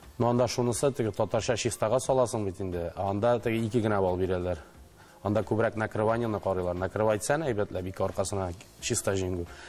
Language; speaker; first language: Tatar; native; Tatar